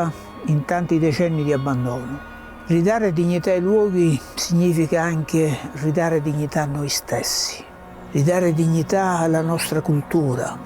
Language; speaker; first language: Italian; native; Italian